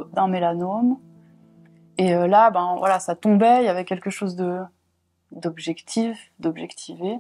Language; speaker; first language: French; native; French